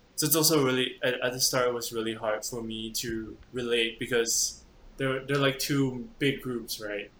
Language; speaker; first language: English; native; English